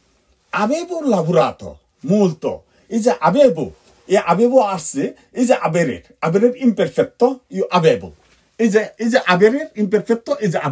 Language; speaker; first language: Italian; non-native, fluent; Bangla